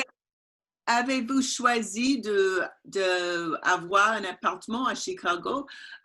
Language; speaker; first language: French; non-native, learner; English